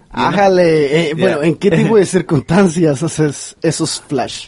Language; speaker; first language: Spanish; native; Spanish